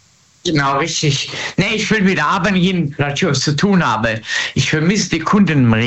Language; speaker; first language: German; native; German